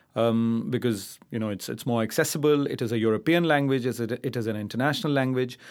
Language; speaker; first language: English; non-native, local second language; Urdu